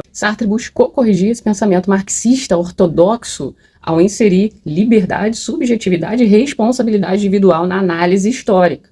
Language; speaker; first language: Portuguese; native; Portuguese